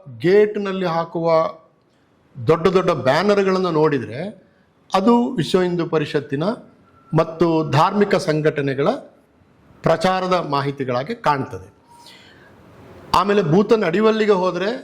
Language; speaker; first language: Kannada; native; Kannada